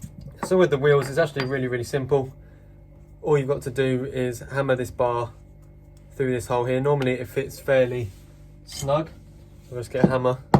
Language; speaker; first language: English; native; English